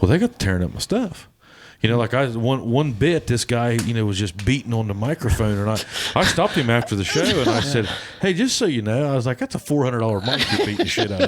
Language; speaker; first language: English; native; English